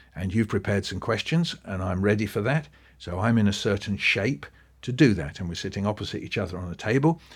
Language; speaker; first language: English; native; English